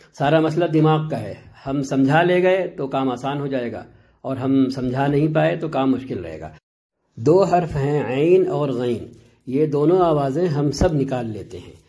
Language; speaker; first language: Urdu; native; Urdu